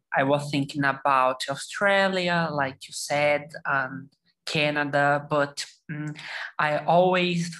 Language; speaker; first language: English; non-native, learner; Portuguese